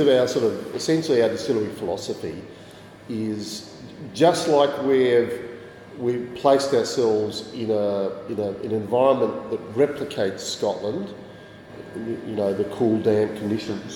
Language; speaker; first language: English; native; English